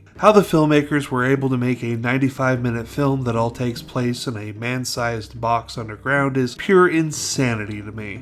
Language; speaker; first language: English; native; English